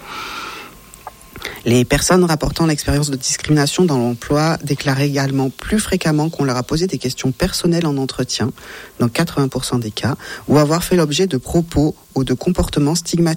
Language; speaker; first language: French; native; French